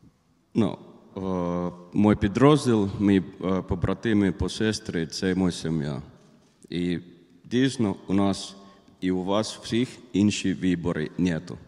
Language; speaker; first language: Ukrainian; non-native, learner; Finnish